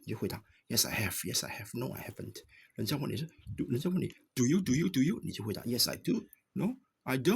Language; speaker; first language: English; non-native, fluent; Chinese